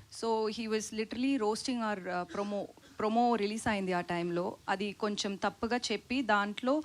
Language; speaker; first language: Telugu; non-native, learner; Tamil